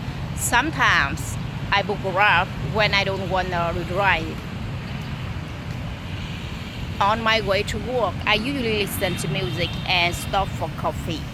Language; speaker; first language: English; non-native, learner; Vietnamese